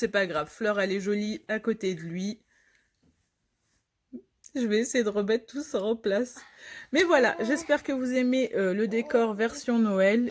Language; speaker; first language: French; native; French